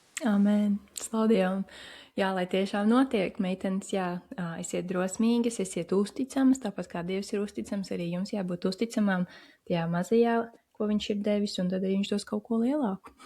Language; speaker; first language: Latvian; native; Latvian